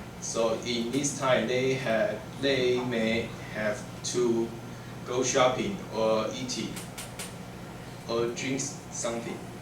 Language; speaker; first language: English; non-native, learner; Chinese